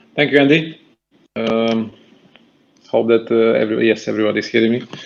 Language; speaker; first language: English; non-native, fluent; Romanian